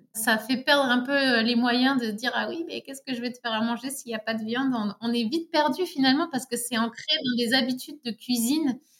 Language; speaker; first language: French; native; French